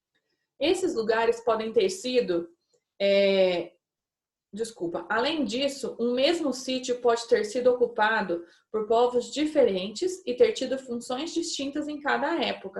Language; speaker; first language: Portuguese; native; Portuguese